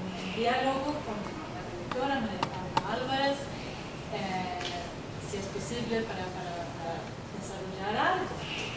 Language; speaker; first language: Spanish; non-native, learner; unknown